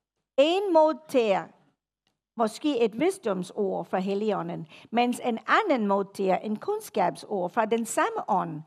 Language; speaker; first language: Danish; non-native, fluent; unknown